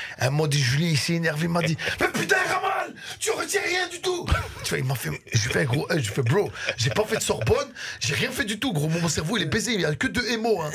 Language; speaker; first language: French; early bilingual, other home language; Arabic